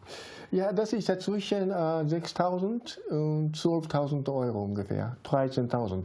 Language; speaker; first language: German; non-native, learner; Japanese